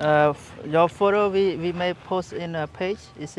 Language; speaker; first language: English; non-native, learner; Khmer